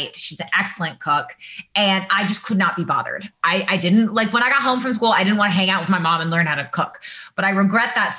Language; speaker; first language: English; native; English